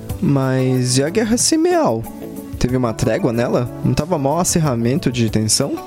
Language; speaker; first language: Portuguese; native; Portuguese